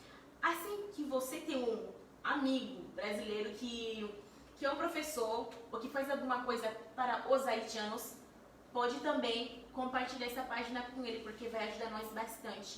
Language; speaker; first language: Portuguese; non-native, fluent; Haitian Creole